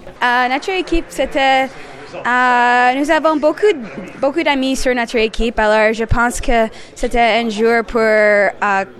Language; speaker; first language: French; non-native, learner; English